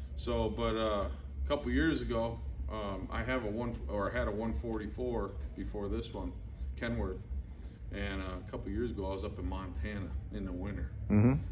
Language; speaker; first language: English; native; English